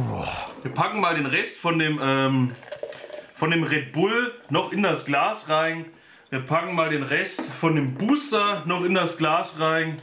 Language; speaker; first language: German; native; German